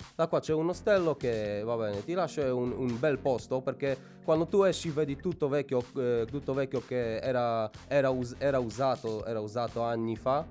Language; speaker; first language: Italian; non-native, learner; Polish